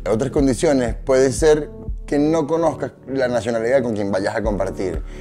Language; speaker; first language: Spanish; native; Spanish